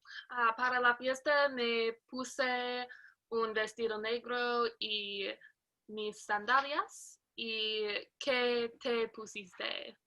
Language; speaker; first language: Spanish; non-native, learner; English